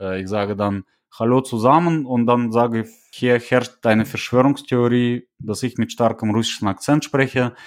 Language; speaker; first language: German; non-native, fluent; Russian